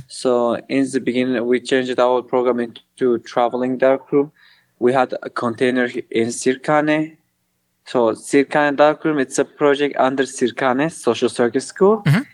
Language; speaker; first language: English; non-native, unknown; Kurdish